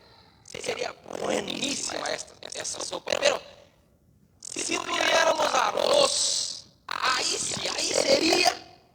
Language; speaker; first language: Spanish; non-native, learner; Portuguese